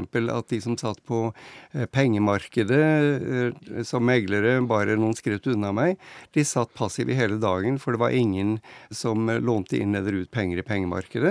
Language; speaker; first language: Norwegian; native; Norwegian